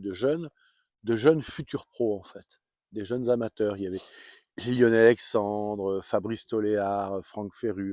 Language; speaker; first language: French; native; French